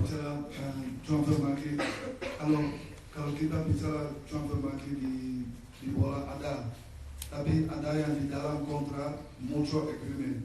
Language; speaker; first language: Indonesian; non-native, fluent; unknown